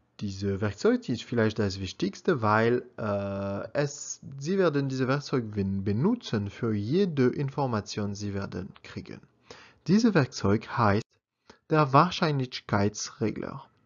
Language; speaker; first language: German; non-native, learner; French